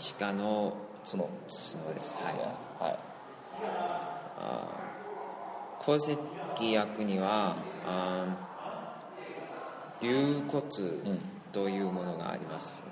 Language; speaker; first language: Japanese; non-native, learner; Chinese